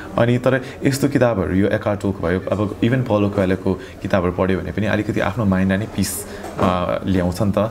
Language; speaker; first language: Nepali; early bilingual, heritage; Nepali